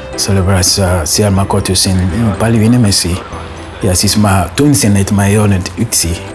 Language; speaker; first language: Estonian; non-native, learner; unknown